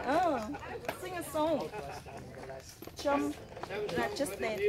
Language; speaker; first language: English; non-native, learner; Vietnamese